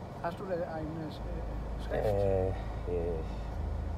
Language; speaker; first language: German; non-native, learner; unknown